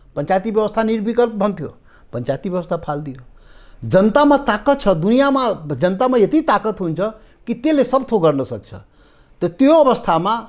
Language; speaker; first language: Nepali; non-native, local second language; Maithili